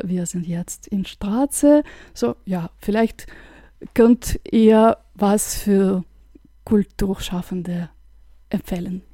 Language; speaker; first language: German; non-native, fluent; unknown